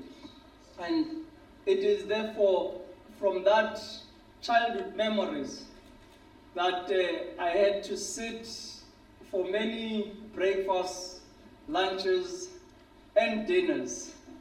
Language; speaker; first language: English; non-native, local second language; Xhosa